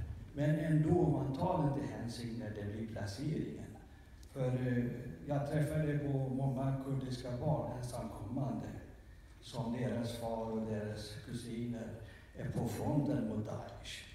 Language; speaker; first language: Swedish; non-native, fluent; Kurdish